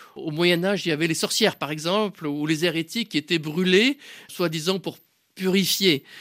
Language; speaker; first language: French; native; French